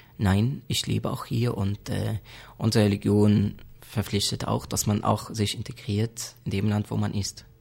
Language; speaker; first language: German; non-native, fluent; Arabic